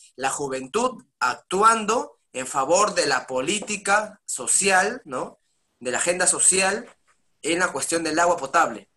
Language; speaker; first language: Spanish; native; Spanish